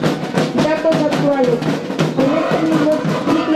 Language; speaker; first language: Spanish; native; Spanish